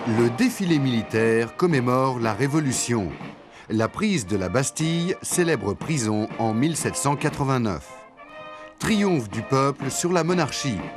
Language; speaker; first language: French; native; French